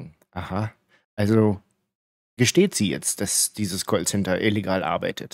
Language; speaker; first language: German; native; German